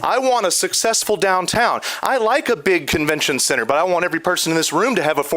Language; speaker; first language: English; native; English